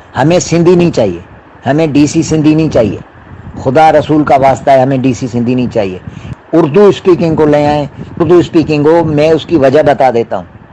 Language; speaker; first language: Urdu; non-native, local second language; Sindhi